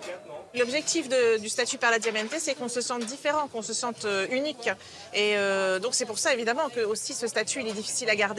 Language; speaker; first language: French; native; French